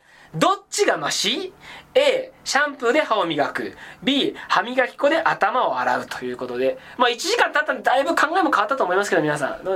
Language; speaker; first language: Japanese; native; Japanese